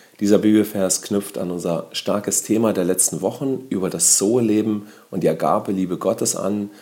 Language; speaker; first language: German; native; German